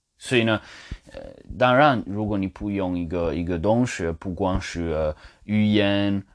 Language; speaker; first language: Chinese; non-native, learner; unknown